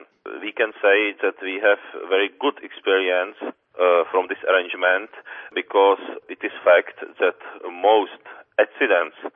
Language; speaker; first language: English; non-native, fluent; Czech